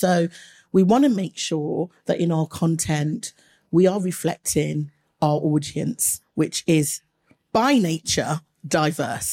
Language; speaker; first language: English; native; English